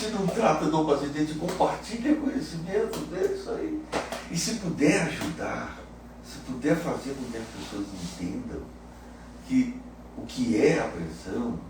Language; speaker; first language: Portuguese; native; Portuguese